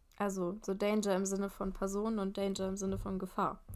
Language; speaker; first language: German; native; German